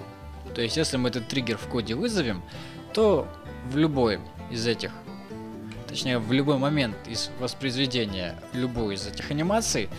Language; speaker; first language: Russian; native; Russian